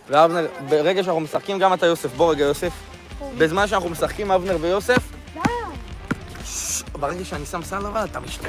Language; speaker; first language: Hebrew; native; Hebrew